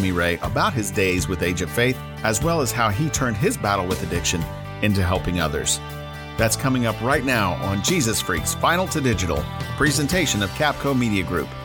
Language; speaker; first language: English; native; English